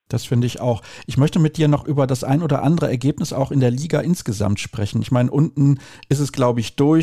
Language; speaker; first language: German; native; German